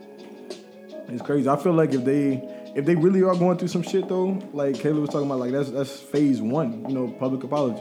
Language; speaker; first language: English; native; English